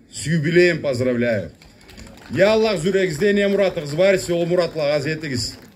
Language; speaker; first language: Russian; non-native, local second language; Karachay-Balkar